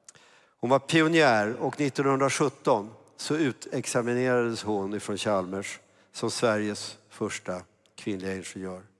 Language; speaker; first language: Swedish; native; Swedish